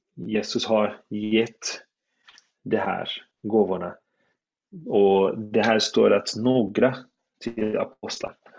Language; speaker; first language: Swedish; non-native, fluent; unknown